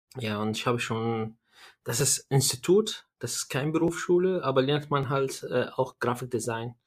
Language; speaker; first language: German; non-native, learner; Arabic